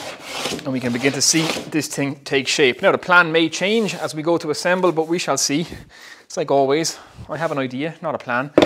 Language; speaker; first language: English; native; English